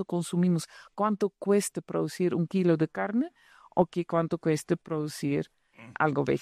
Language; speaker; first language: Spanish; non-native, fluent; Dutch